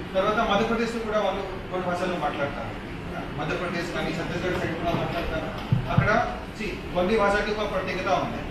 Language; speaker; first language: Telugu; non-native, fluent; Hindi